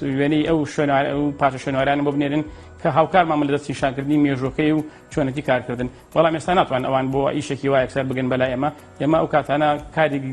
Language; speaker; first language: Central Kurdish; native; Central Kurdish